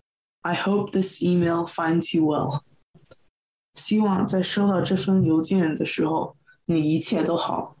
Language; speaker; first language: Chinese; early bilingual, heritage; Chinese